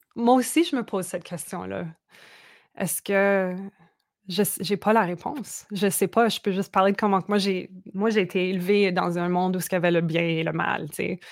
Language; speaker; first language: French; native; French